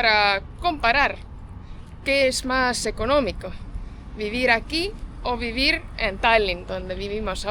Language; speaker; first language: Spanish; non-native, fluent; Estonian